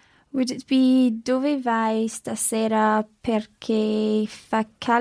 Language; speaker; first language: Italian; non-native, learner; English